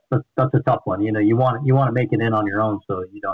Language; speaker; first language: English; native; English